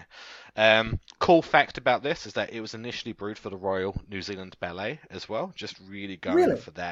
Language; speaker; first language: English; native; English